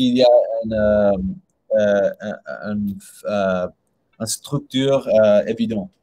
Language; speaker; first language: French; non-native, learner; English